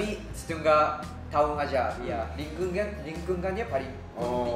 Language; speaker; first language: Indonesian; non-native, fluent; Japanese